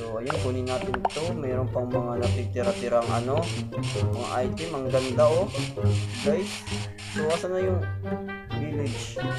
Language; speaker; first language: Filipino; non-native, local second language; Waray